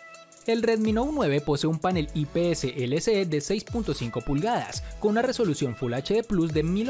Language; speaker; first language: Spanish; native; Spanish